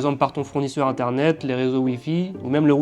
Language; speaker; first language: French; native; French